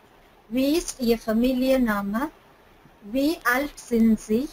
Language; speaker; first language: German; non-native, learner; Tamil